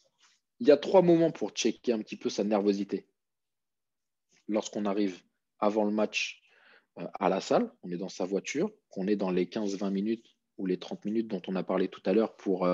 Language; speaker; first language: French; native; French